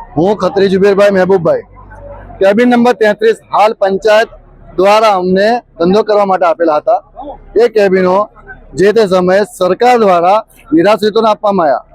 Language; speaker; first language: Gujarati; native; Gujarati